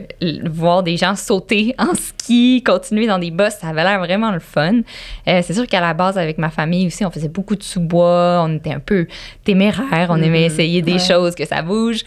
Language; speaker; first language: French; native; French